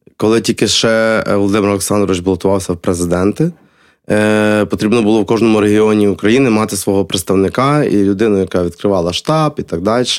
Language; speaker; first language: Ukrainian; native; Ukrainian